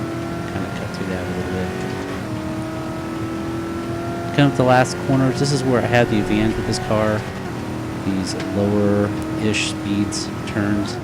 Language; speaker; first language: English; native; English